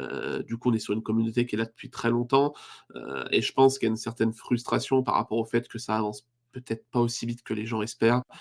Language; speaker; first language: French; native; French